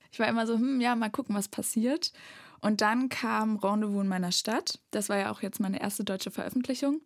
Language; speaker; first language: German; native; German